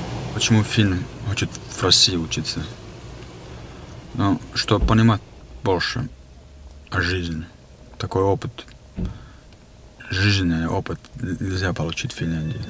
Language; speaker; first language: Russian; non-native, fluent; Finnish